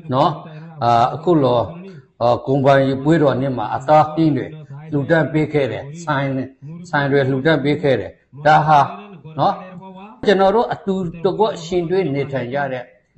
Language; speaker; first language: Burmese; native; Burmese